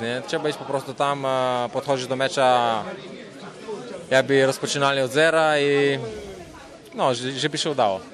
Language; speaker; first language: Polish; non-native, fluent; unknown